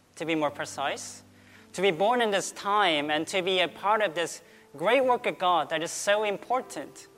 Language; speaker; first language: English; early bilingual, other home language; Korean